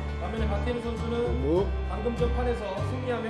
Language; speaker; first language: Korean; native; Korean